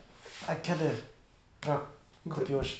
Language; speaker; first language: Polish; early bilingual, heritage; English